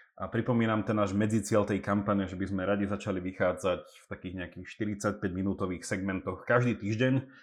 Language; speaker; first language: Slovak; early bilingual, heritage; English